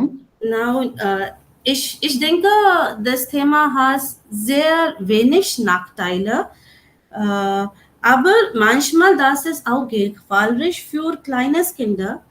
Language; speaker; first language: German; non-native, learner; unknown